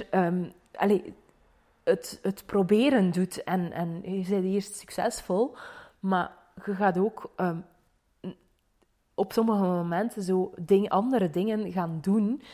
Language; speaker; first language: Dutch; native; Dutch